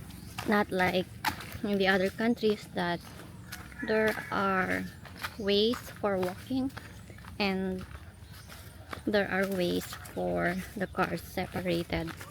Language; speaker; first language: English; non-native, local second language; Filipino